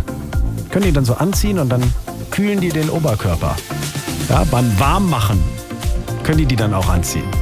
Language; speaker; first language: German; native; German